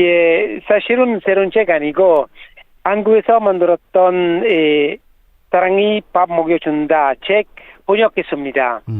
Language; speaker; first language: Korean; non-native, learner; Italian